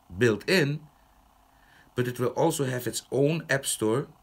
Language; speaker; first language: English; non-native, fluent; Dutch